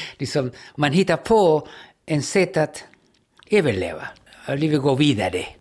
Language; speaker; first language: Swedish; non-native, fluent; Spanish